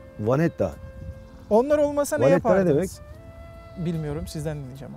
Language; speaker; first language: Turkish; native; Turkish